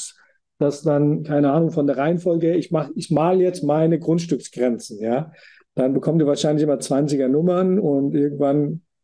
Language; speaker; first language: German; native; German